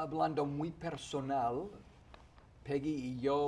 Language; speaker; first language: Spanish; non-native, fluent; English